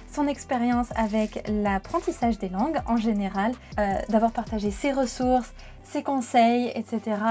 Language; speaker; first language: French; native; French